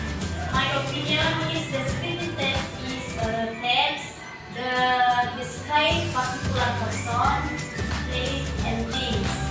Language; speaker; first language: English; non-native, learner; Indonesian